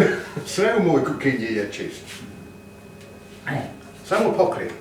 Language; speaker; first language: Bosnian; non-native, learner; English